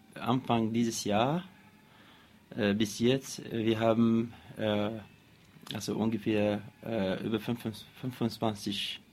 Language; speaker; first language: German; non-native, learner; Arabic